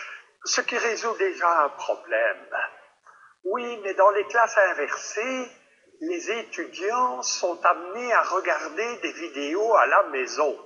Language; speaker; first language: French; native; French